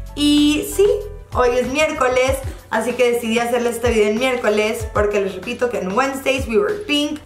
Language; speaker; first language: Spanish; native; Spanish